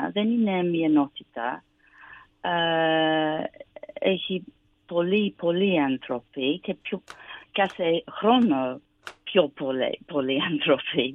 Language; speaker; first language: Greek; non-native, learner; English